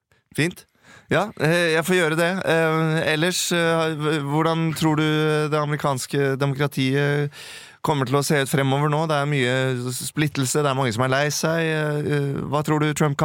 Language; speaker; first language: Norwegian; native; Norwegian